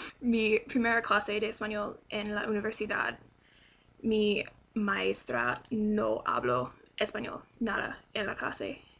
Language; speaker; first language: Spanish; non-native, learner; English